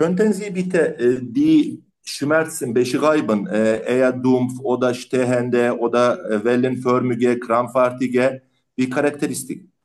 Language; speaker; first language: German; non-native, learner; Turkish